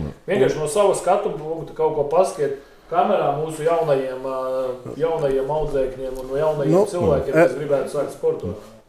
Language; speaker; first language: Latvian; native; Latvian